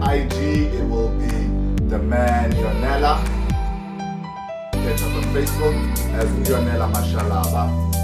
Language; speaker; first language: English; non-native, local second language; Xhosa